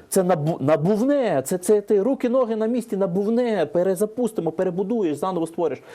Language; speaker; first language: Ukrainian; native; Ukrainian